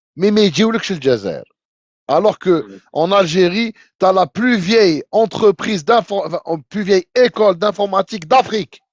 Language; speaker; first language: French; non-native, local second language; Arabic